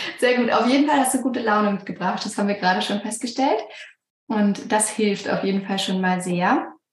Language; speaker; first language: German; native; German